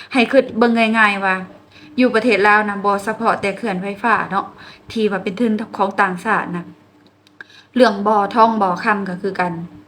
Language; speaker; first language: Thai; native; Thai